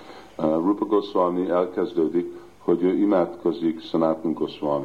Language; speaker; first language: Hungarian; early bilingual, heritage; Hungarian